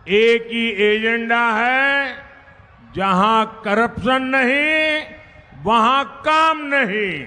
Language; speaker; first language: Hindi; non-native, local second language; Gujarati